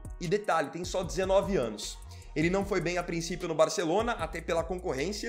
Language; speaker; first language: Portuguese; native; Portuguese